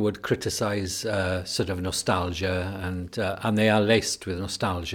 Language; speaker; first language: English; native; English